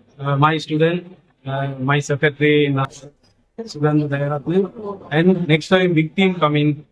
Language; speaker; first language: English; non-native, learner; Sinhala